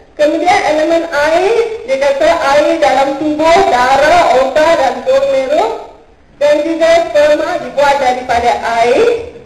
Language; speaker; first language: Malay; non-native, local second language; Tamil